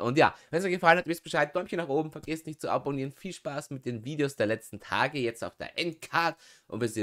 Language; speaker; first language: German; native; German